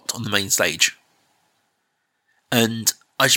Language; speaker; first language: English; native; English